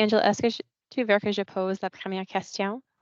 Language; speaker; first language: French; non-native, local second language; English